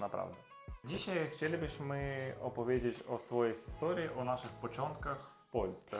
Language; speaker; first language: Polish; non-native, learner; Russian